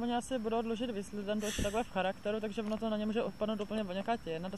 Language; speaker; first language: Czech; native; Czech